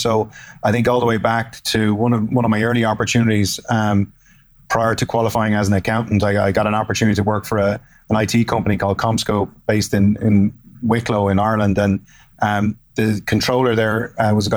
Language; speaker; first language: English; native; English